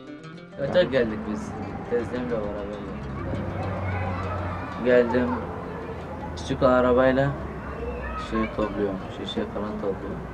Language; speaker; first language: Turkish; non-native, learner; Arabic